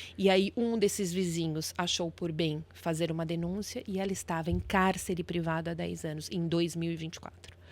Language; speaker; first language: Portuguese; native; Portuguese